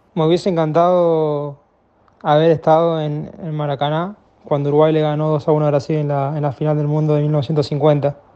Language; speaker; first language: Spanish; native; Spanish